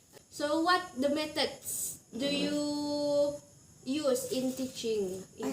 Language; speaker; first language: English; non-native, learner; Indonesian